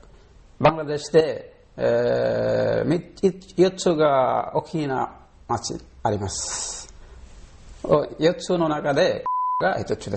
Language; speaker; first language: Japanese; non-native, learner; Bangla